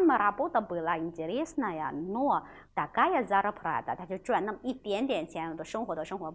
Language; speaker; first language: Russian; non-native, fluent; Chinese